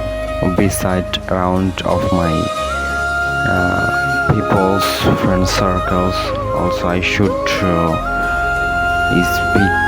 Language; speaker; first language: English; non-native, learner; Bangla